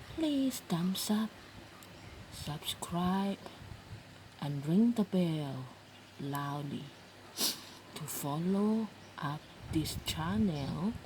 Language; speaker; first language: English; non-native, learner; Thai